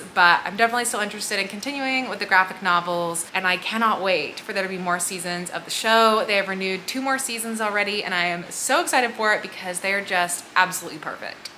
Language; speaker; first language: English; native; English